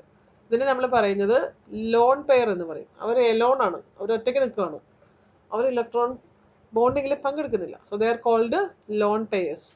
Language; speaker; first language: Malayalam; native; Malayalam